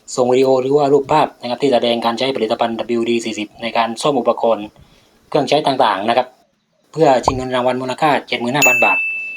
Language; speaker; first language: Thai; native; Thai